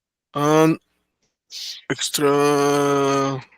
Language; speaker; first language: English; non-native, learner; Spanish